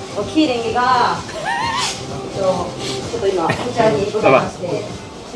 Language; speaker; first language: Japanese; native; Japanese